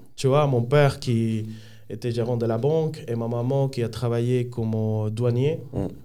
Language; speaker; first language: French; non-native, fluent; Spanish